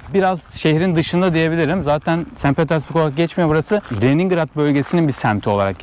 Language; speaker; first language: Turkish; native; Turkish